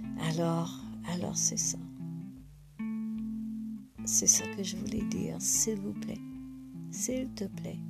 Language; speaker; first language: French; non-native, fluent; English